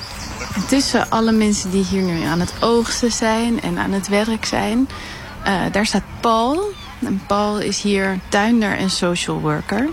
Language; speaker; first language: Dutch; native; Dutch